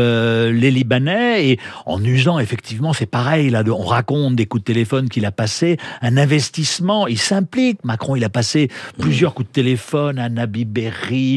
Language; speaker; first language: French; native; French